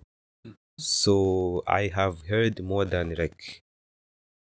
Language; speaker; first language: English; non-native, local second language; Kinyarwanda